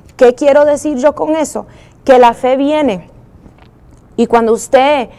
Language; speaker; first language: Spanish; early bilingual, heritage; Spanish